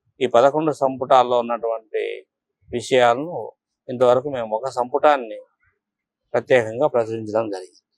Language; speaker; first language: Telugu; native; Telugu